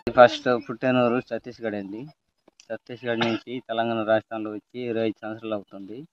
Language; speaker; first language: Telugu; non-native, fluent; Gondi